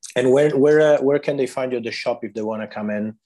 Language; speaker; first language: English; non-native, fluent; Italian